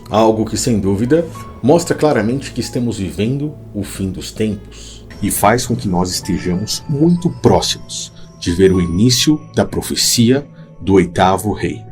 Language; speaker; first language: Portuguese; native; Portuguese